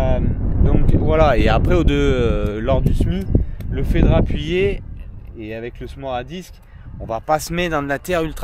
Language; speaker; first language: French; native; French